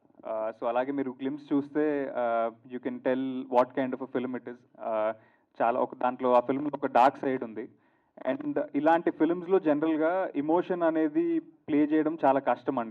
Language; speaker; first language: Telugu; native; Telugu